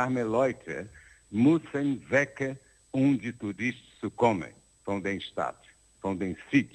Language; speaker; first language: German; non-native, learner; Portuguese